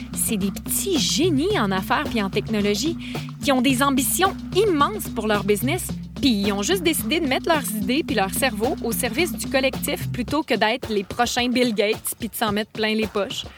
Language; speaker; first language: French; native; French